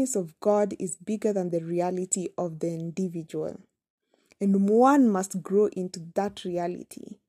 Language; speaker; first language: English; non-native, local second language; Kamba